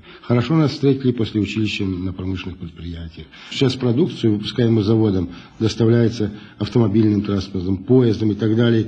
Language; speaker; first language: Russian; non-native, local second language; Lithuanian